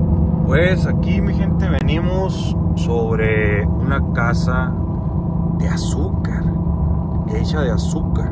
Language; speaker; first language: Spanish; native; Spanish